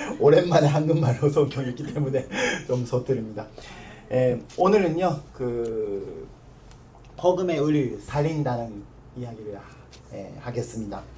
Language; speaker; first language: Korean; non-native, learner; Japanese